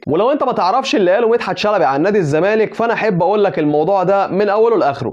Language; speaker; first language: Arabic; native; Arabic